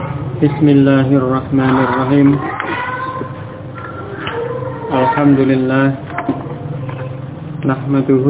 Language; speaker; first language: Arabic; non-native, fluent; Indonesian